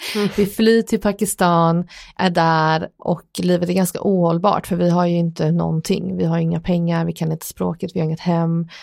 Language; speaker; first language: Swedish; early bilingual, other home language; Persian